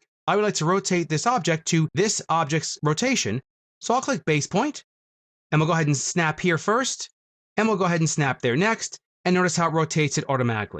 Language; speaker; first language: English; native; English